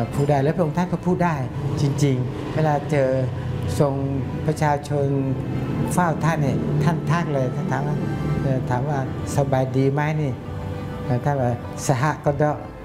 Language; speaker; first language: Thai; non-native, local second language; Malay